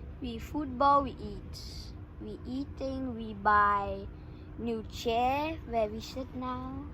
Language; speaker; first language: English; non-native, learner; Thai